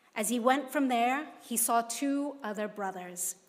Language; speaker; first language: English; non-native, local second language; Cantonese